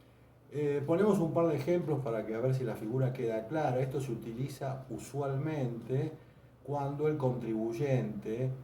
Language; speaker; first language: Spanish; native; Spanish